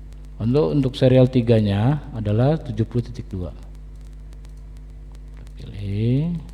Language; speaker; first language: Indonesian; native; Indonesian